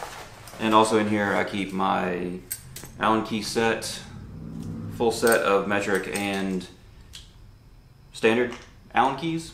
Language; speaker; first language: English; native; English